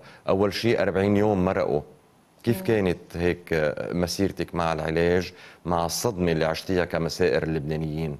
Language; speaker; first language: Arabic; native; Arabic